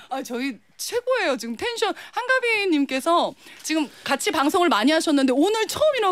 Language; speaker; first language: Korean; native; Korean